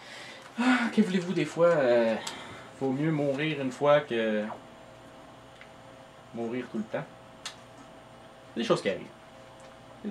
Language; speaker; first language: French; native; French